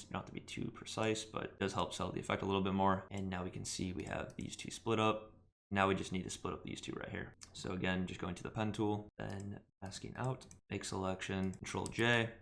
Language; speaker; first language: English; native; English